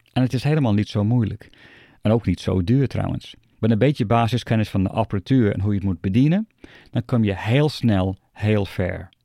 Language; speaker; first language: Dutch; non-native, fluent; English